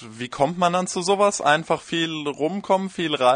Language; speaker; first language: German; native; German